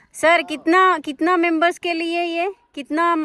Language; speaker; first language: Hindi; non-native, local second language; Telugu